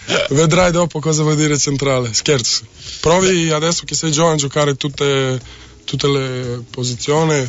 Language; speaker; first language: Italian; non-native, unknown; Serbian